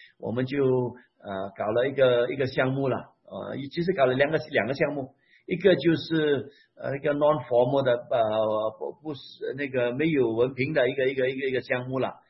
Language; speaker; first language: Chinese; non-native, local second language; Hakka Chinese